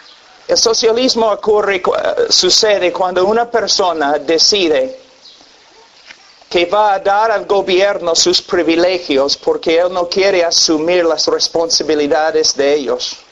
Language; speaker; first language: Spanish; non-native, fluent; English